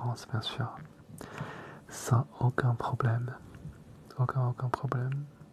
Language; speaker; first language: French; non-native, fluent; Chinese